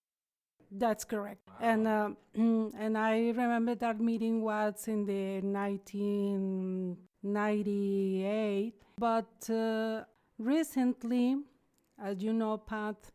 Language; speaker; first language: English; non-native, learner; Spanish